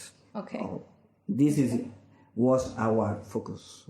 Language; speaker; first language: English; non-native, learner; Spanish